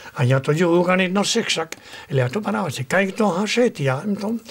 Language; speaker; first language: Gujarati; non-native, fluent; Spanish